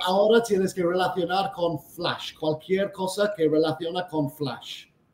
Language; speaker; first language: Spanish; non-native, fluent; English